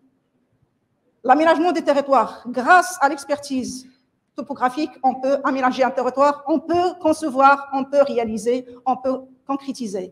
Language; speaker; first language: French; non-native, local second language; Arabic